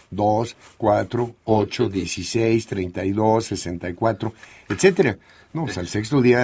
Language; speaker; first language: Spanish; native; Spanish